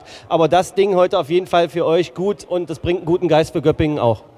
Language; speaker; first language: German; native; German